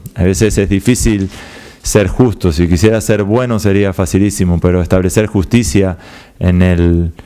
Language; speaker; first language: Spanish; native; Spanish